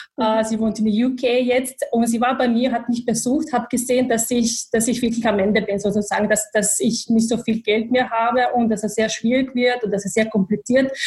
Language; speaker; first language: German; non-native, fluent; Bosnian